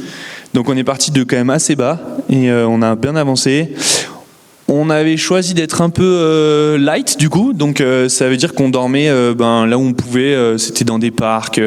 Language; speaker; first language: French; native; French